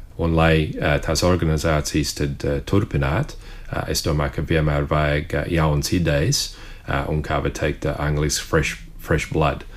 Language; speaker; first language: Latvian; early bilingual, heritage; Latvian